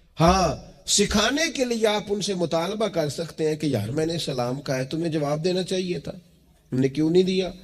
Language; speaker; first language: Urdu; non-native, local second language; Punjabi